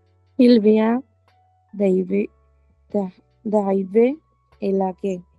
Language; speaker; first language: French; non-native, learner; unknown